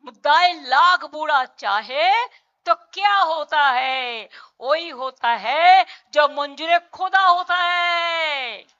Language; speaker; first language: Hindi; non-native, local second language; Bangla